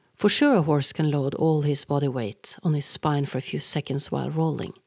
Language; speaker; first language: English; non-native, fluent; Norwegian